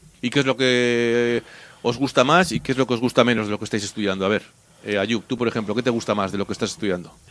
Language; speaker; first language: Spanish; native; Spanish